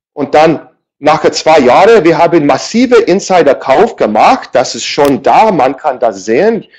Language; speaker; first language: German; non-native, learner; English